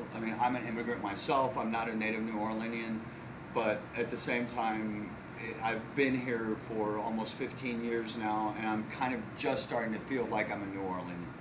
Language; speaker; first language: English; native; English